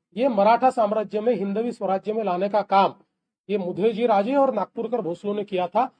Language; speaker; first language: Hindi; non-native, local second language; Marathi